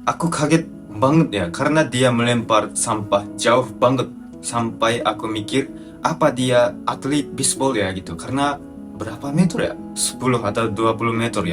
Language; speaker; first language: Indonesian; non-native, fluent; Japanese